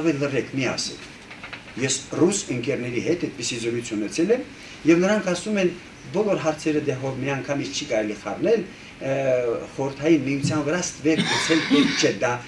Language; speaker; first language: Armenian; native; Armenian